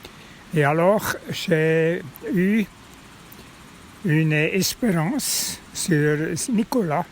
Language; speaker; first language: French; non-native, local second language; German